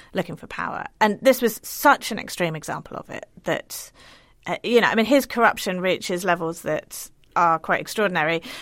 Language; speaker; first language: English; native; English